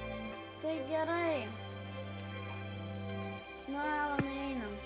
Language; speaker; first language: Lithuanian; native; Lithuanian